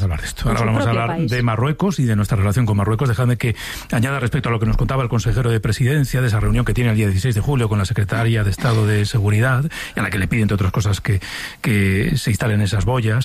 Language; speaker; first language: Spanish; native; Spanish